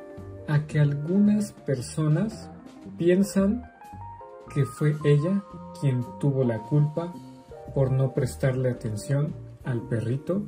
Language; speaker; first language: Spanish; native; Spanish